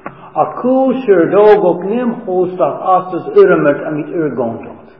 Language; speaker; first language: Hungarian; non-native, fluent; English